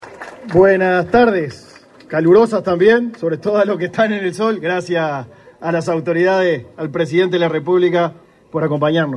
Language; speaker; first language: Spanish; native; Spanish